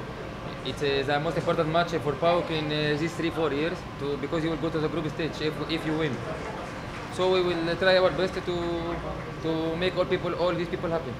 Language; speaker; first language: English; non-native, learner; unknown